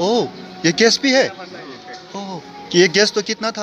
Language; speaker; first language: Hindi; non-native, local second language; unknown